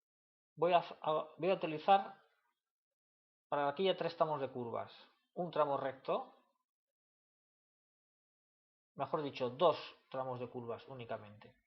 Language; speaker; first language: Spanish; native; Spanish